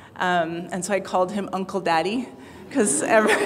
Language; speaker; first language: English; native; English